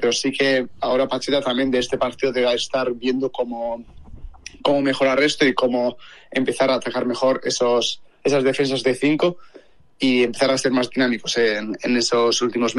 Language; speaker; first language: Spanish; native; Spanish